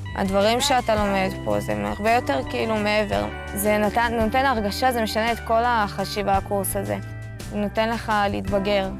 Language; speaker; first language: Hebrew; early bilingual, other home language; Russian